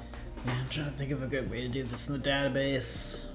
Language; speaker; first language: English; native; English